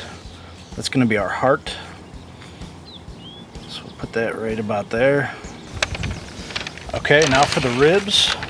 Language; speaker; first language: English; native; English